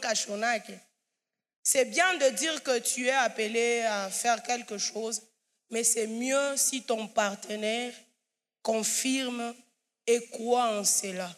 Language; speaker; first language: French; non-native, local second language; Swahili